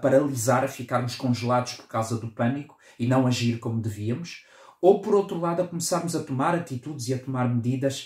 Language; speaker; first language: Portuguese; native; Portuguese